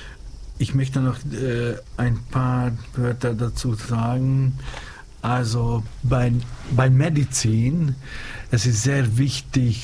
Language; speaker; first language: German; non-native, learner; Hungarian